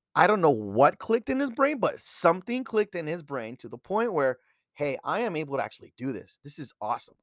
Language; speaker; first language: English; native; English